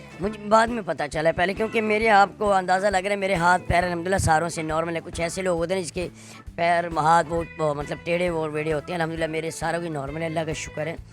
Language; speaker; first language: Urdu; non-native, local second language; Pashto